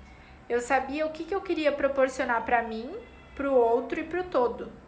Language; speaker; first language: Portuguese; native; Portuguese